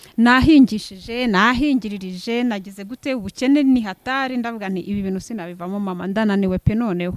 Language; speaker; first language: Kinyarwanda; native; Kinyarwanda